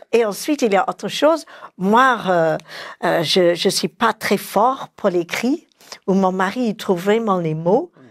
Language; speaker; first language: French; non-native, fluent; English